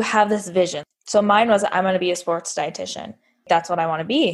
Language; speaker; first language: English; native; English